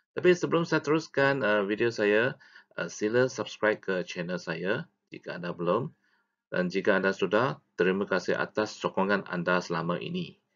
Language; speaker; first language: Malay; non-native, local second language; Chinese